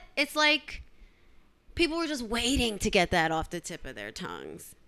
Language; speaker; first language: English; early bilingual, other home language; Tigrinya